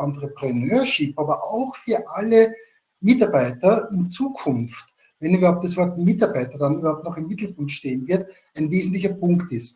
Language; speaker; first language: German; native; German